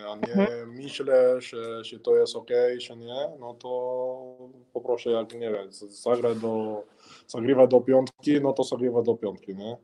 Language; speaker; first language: Polish; non-native, learner; Spanish